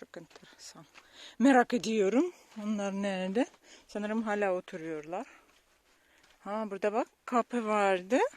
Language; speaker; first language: Turkish; non-native, learner; Russian